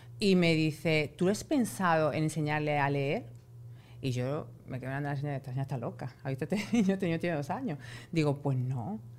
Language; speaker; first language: Spanish; native; Spanish